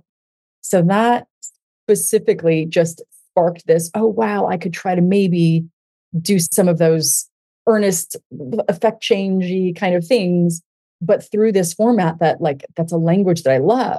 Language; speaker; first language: English; native; English